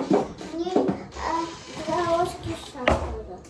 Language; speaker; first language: Russian; early bilingual, other home language; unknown